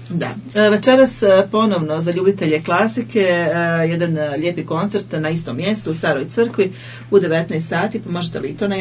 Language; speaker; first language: Serbian; native; Serbian